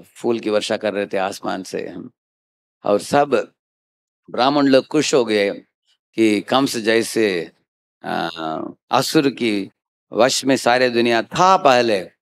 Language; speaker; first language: Hindi; native; Hindi